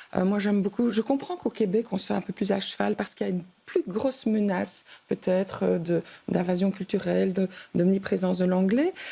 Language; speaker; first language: French; native; French